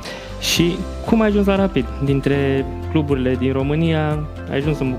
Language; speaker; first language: Romanian; native; Romanian